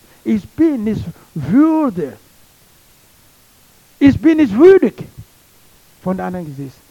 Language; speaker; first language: German; non-native, learner; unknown